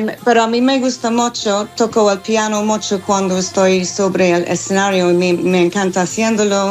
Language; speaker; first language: Spanish; non-native, learner; English